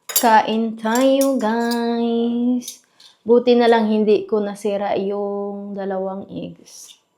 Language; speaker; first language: Filipino; non-native, local second language; Cebuano